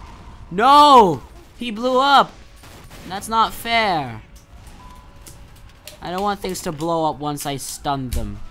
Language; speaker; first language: English; native; English